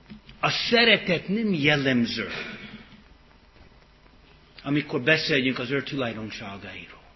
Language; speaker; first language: Hungarian; non-native, fluent; English